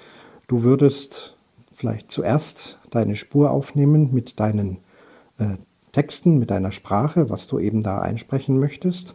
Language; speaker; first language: German; native; German